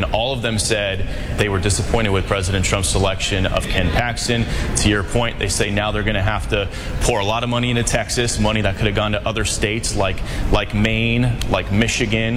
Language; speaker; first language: English; native; English